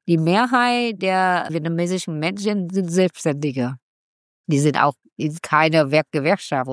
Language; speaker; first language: German; non-native, fluent; Vietnamese